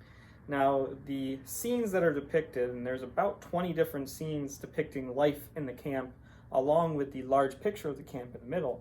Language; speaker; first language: English; native; English